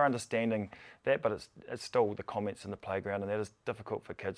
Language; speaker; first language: English; native; English